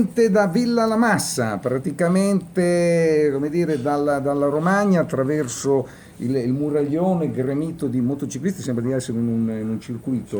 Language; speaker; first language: Italian; native; Italian